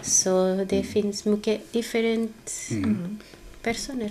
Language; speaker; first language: Swedish; non-native, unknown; Portuguese